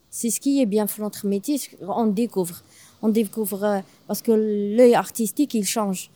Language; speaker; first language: French; non-native, local second language; Arabic